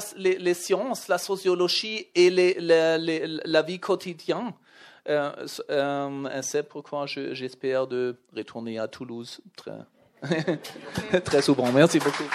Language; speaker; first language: French; non-native, learner; German